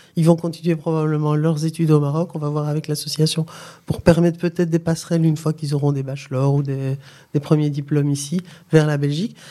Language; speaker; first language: French; native; French